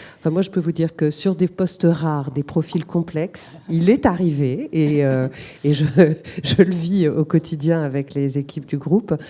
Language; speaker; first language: French; native; French